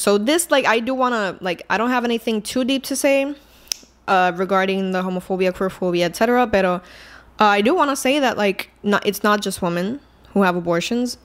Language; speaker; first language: English; non-native, local second language; Spanish